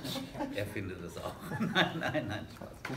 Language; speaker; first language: German; native; German